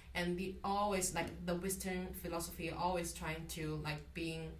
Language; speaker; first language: English; non-native, fluent; Chinese